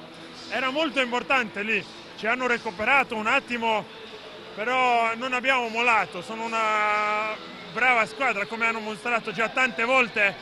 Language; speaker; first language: Italian; non-native, fluent; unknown